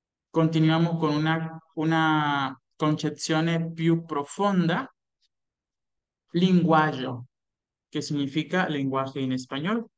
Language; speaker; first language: Italian; non-native, fluent; Spanish